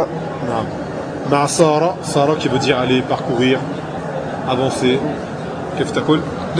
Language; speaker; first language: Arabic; non-native, fluent; French